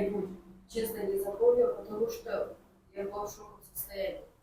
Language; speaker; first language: Russian; non-native, local second language; Kyrgyz